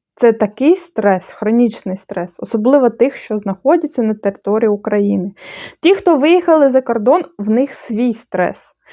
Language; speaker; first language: Ukrainian; non-native, fluent; Bulgarian